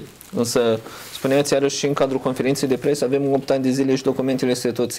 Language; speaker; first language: Romanian; native; Romanian